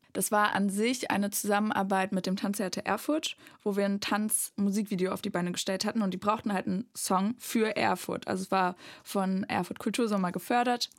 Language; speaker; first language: German; native; German